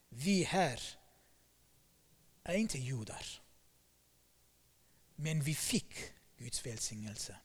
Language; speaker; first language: Swedish; non-native, fluent; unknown